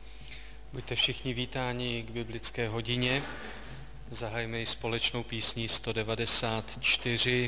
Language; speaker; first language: Czech; native; Czech